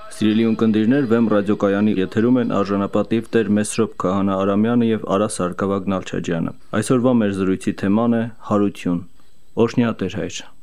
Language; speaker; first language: Armenian; native; Armenian